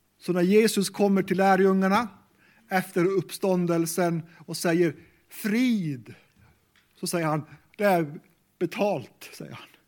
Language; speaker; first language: Swedish; native; Swedish